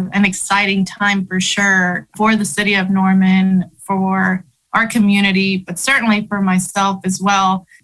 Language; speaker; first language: English; early bilingual, other home language; Spanish